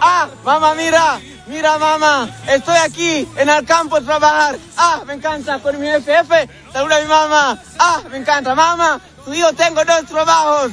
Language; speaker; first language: Spanish; non-native, learner; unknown